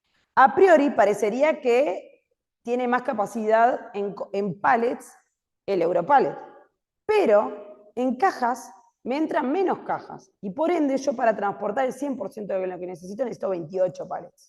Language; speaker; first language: Spanish; native; Spanish